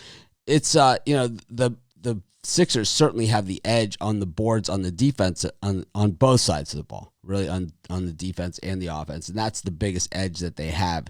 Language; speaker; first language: English; native; English